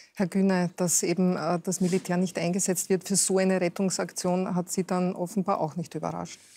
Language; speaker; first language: German; native; German